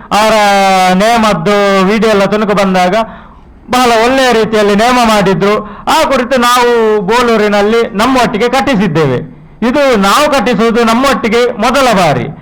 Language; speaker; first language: Kannada; non-native, local second language; Tulu